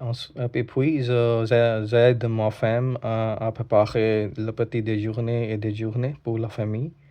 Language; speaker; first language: French; non-native, learner; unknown